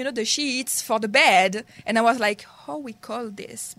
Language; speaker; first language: English; non-native, learner; French